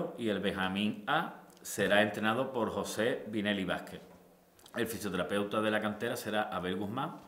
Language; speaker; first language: Spanish; native; Spanish